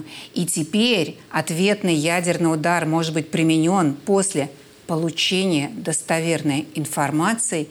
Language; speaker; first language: Russian; native; Russian